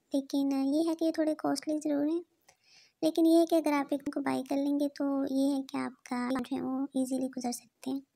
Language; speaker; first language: Urdu; native; Urdu